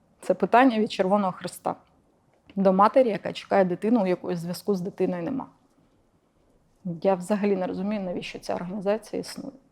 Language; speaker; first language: Ukrainian; non-native, local second language; Russian